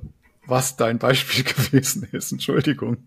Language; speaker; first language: German; native; German